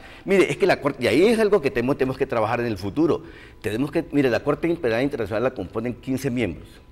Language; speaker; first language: Spanish; native; Spanish